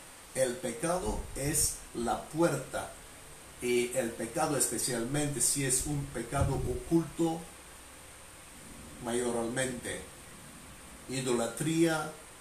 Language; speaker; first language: Spanish; non-native, fluent; Bulgarian